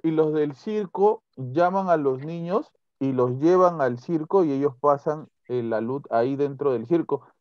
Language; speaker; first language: Spanish; native; Spanish